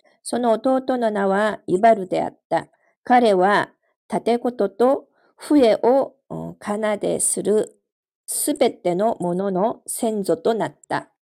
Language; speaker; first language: Japanese; non-native, fluent; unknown